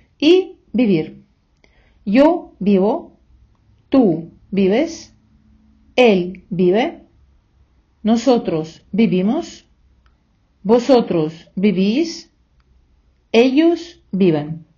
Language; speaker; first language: Spanish; non-native, fluent; Ukrainian